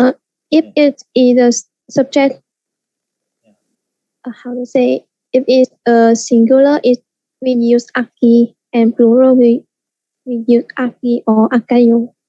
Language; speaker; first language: English; non-native, learner; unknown